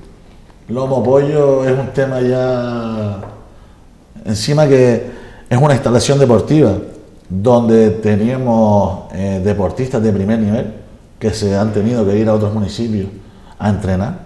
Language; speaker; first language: Spanish; native; Spanish